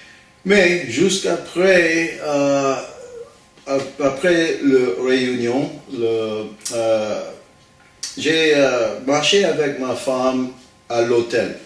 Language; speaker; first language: French; non-native, learner; English